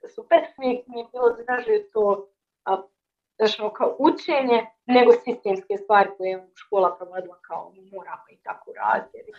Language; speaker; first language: Croatian; native; Croatian